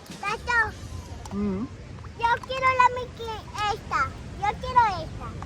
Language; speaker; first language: Spanish; early bilingual, other home language; Ukrainian